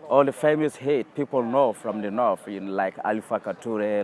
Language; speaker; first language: English; non-native, fluent; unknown